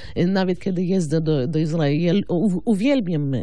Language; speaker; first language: Polish; non-native, fluent; Lithuanian